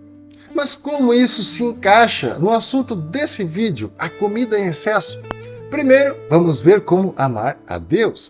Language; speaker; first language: Portuguese; native; Portuguese